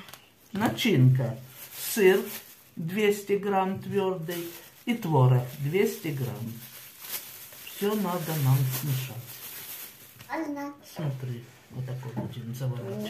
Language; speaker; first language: Russian; native; Russian